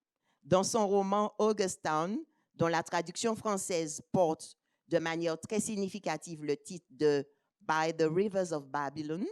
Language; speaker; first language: French; native; French